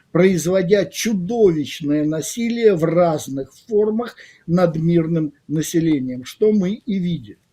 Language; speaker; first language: Russian; native; Russian